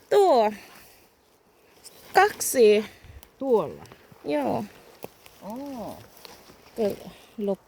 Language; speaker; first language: Finnish; non-native, learner; Thai